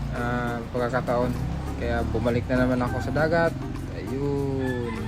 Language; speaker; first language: Filipino; native; Filipino